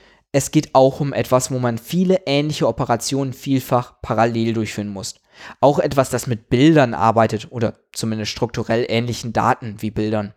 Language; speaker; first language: German; native; German